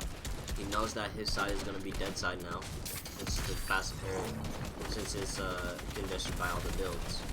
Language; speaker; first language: English; native; English